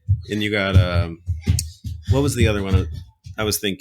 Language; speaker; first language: English; native; English